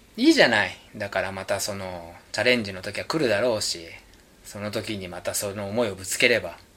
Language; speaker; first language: Japanese; native; Japanese